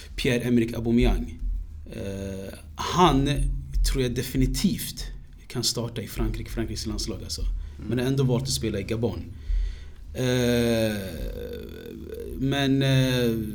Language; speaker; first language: Swedish; early bilingual, other home language; Somali